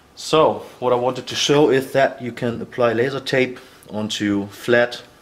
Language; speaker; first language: English; non-native, fluent; German